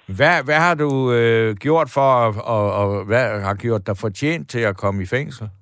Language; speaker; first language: Danish; native; Danish